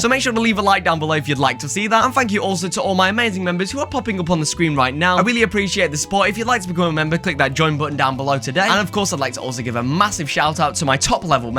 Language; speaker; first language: English; native; English